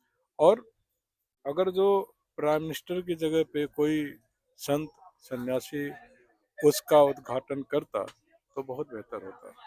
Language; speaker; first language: Hindi; native; Hindi